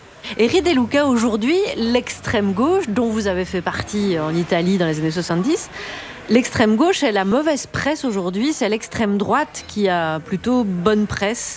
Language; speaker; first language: French; native; French